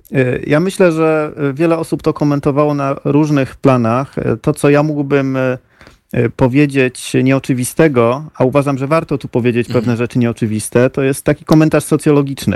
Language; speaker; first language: Polish; native; Polish